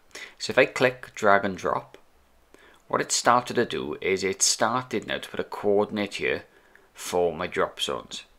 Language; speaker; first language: English; native; English